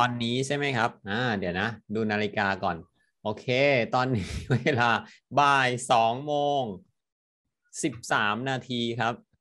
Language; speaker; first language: Thai; native; Thai